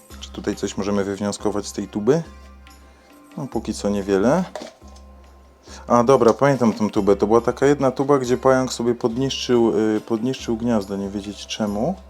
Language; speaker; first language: Polish; native; Polish